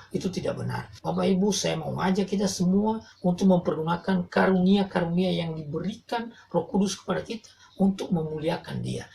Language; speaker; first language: Indonesian; non-native, local second language; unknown